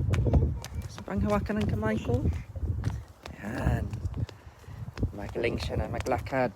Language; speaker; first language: Filipino; non-native, learner; English